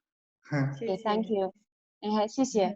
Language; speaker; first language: English; non-native, fluent; Chinese